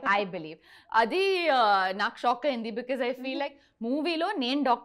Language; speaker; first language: Telugu; non-native, learner; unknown